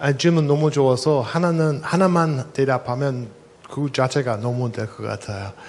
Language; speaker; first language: Korean; non-native, fluent; English